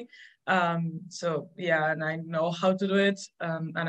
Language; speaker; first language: English; non-native, fluent; Spanish